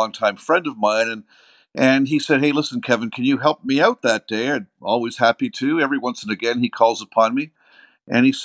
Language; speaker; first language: English; native; English